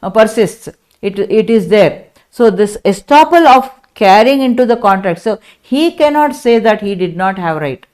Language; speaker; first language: English; non-native, local second language; Kannada